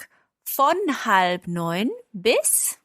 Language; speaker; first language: German; non-native, fluent; English